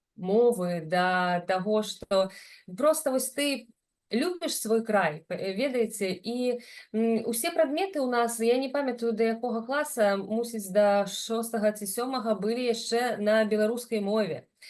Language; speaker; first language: Belarusian; non-native, local second language; Russian